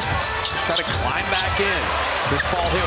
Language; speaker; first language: English; native; English